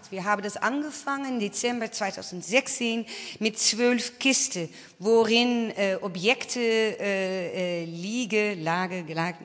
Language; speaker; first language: German; non-native, fluent; Dutch